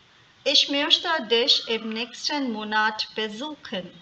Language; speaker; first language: German; non-native, fluent; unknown